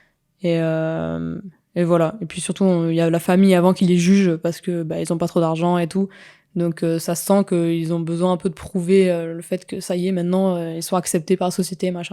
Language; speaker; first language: French; native; French